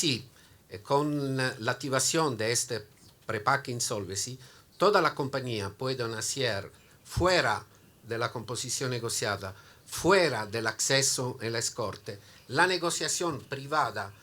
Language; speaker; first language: Spanish; non-native, learner; Italian